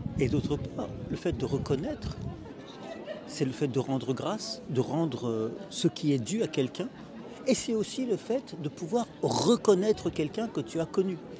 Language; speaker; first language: French; early bilingual, other home language; Russian